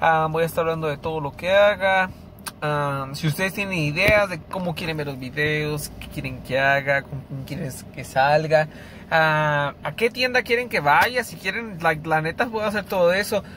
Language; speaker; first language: Spanish; early bilingual, heritage; Spanish